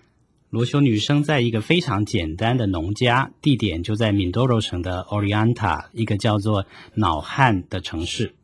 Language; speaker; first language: Chinese; native; Chinese